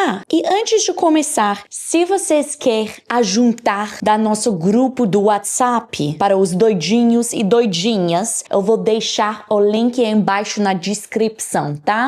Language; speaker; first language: Portuguese; non-native, learner; English